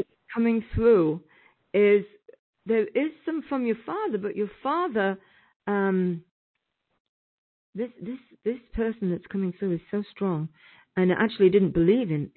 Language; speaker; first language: English; native; English